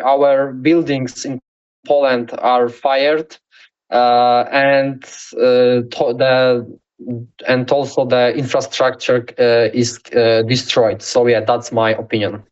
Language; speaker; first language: English; non-native, learner; Polish